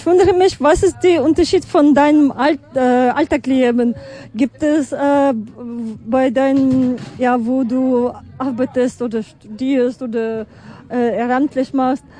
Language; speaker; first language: German; non-native, fluent; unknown